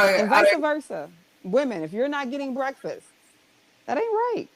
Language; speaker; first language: English; native; English